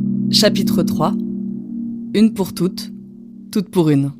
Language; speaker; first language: French; native; French